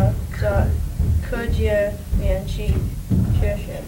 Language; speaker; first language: Chinese; non-native, learner; English